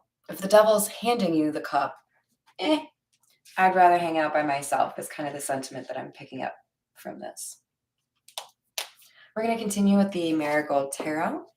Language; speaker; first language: English; native; English